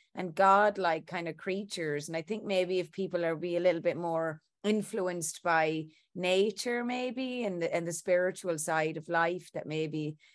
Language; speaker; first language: English; native; English